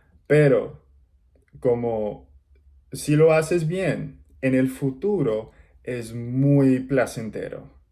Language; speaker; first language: Spanish; non-native, learner; English